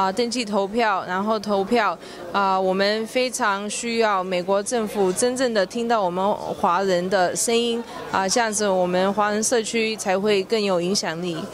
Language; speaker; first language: Chinese; early bilingual, heritage; Chinese